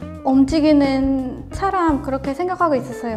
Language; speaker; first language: Korean; non-native, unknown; Filipino